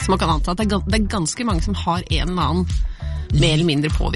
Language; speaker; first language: Norwegian; native; Norwegian